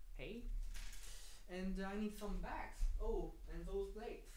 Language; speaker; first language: English; non-native, fluent; French